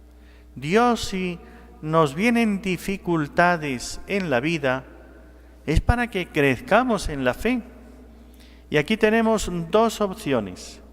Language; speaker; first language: Spanish; native; Spanish